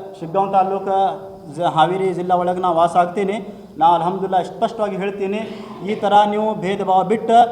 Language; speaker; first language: Kannada; non-native, local second language; Urdu